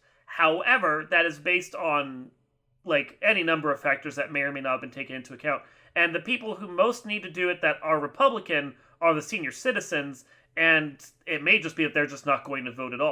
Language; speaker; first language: English; native; English